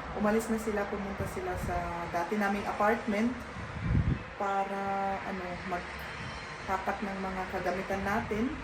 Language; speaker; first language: Filipino; native; Filipino